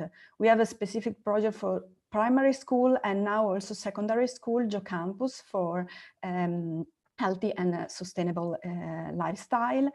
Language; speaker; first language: English; non-native, learner; Italian